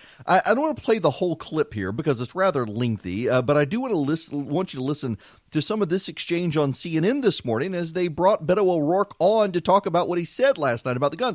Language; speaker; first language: English; native; English